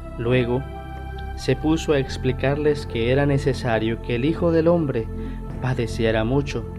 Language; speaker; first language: Spanish; native; Spanish